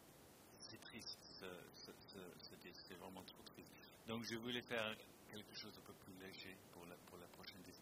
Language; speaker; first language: French; non-native, fluent; English